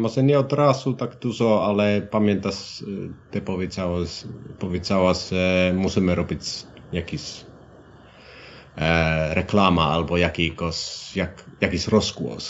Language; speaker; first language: Polish; non-native, learner; Finnish